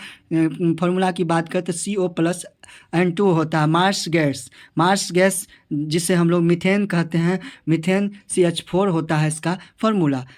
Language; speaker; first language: Hindi; native; Hindi